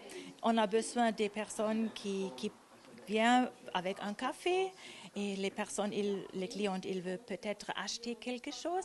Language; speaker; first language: French; non-native, local second language; German